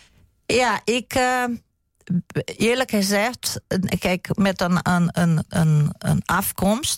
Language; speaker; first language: Dutch; non-native, fluent; Portuguese